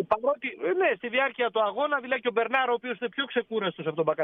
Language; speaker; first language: Greek; native; Greek